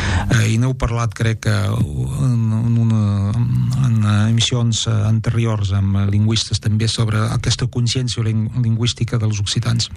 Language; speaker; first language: Catalan; non-native, fluent; French